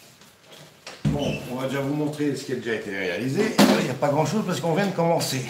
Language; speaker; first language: French; native; French